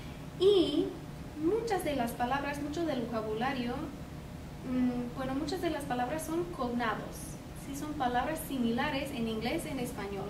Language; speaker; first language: Spanish; non-native, fluent; English